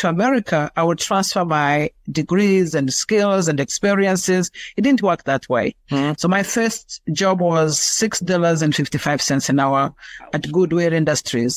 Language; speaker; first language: English; non-native, local second language; Kinyarwanda